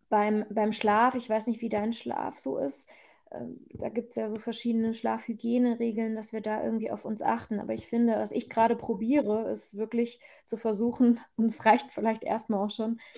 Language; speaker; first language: German; early bilingual, other home language; Persian